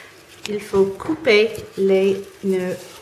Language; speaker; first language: French; non-native, learner; English